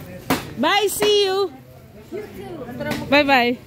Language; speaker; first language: English; non-native, learner; Filipino